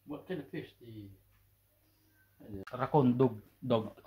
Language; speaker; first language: English; non-native, local second language; Filipino